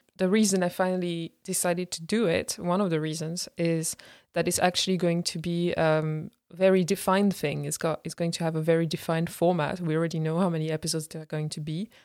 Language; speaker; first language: English; non-native, fluent; French